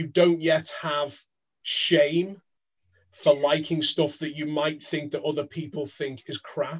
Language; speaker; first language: English; native; English